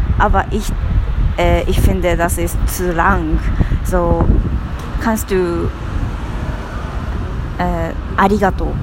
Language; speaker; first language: German; non-native, learner; Japanese